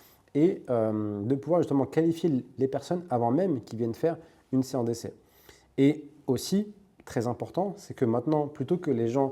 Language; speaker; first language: French; native; French